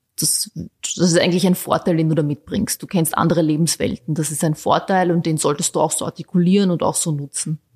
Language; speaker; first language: German; early bilingual, other home language; Bosnian